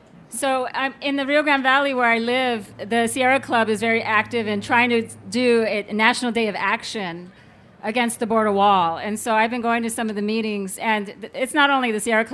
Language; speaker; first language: English; native; English